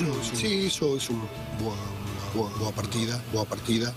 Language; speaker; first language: Portuguese; non-native, learner; Spanish